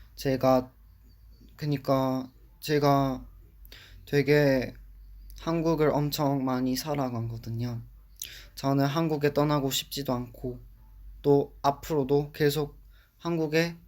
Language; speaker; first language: Korean; early bilingual, other home language; English